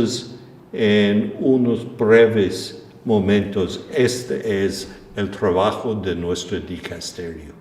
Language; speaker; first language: Spanish; non-native, fluent; English